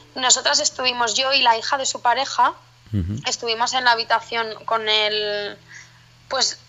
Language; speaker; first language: Spanish; native; Spanish